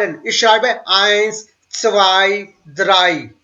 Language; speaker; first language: German; non-native, learner; Hindi